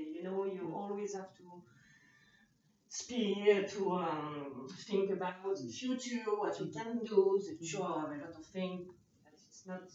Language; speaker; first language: English; non-native, learner; French